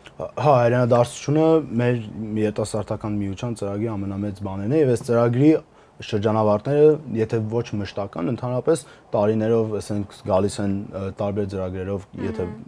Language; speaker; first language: Armenian; early bilingual, heritage; Armenian